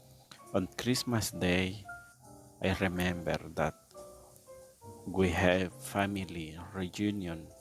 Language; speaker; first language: English; non-native, learner; Spanish